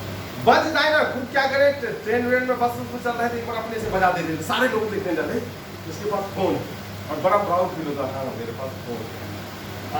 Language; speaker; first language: Hindi; native; Hindi